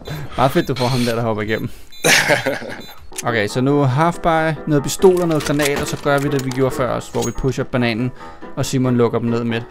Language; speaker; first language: Danish; native; Danish